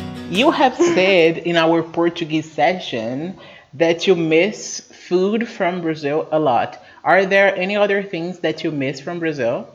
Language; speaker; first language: English; non-native, fluent; Portuguese